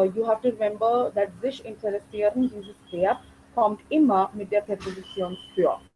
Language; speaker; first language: German; non-native, fluent; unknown